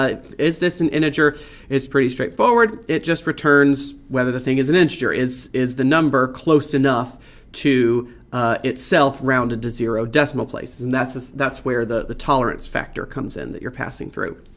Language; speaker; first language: English; native; English